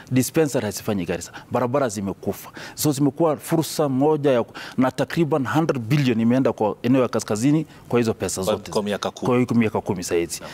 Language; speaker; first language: Swahili; non-native, local second language; Somali